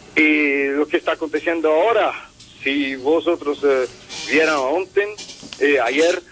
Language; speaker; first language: Spanish; non-native, learner; Portuguese